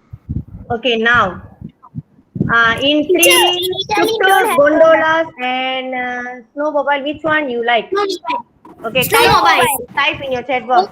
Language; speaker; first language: English; non-native, local second language; Tamil